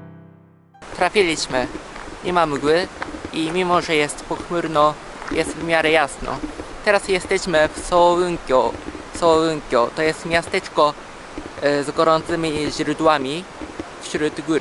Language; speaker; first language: Polish; early bilingual, heritage; Polish